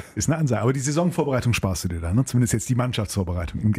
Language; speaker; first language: German; native; German